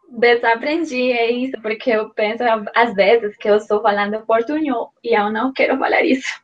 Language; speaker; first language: Portuguese; non-native, fluent; Spanish